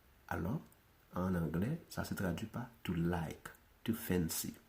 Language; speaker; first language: French; non-native, local second language; Haitian Creole